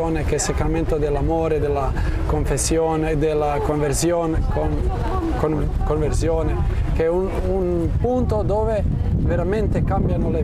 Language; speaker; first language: Italian; non-native, fluent; Croatian